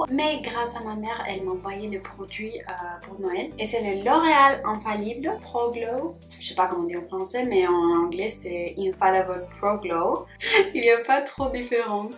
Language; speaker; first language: French; non-native, fluent; Spanish